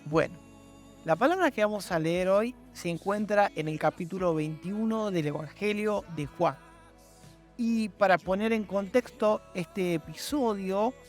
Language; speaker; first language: Spanish; native; Spanish